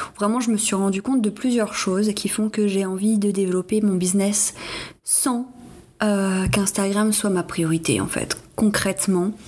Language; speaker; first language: French; native; French